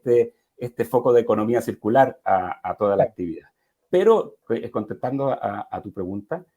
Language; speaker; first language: Spanish; native; Spanish